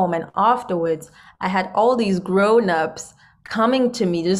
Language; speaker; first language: English; non-native, local second language; Zulu